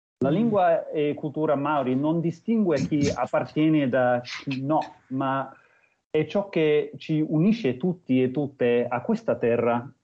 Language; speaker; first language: Italian; non-native, fluent; English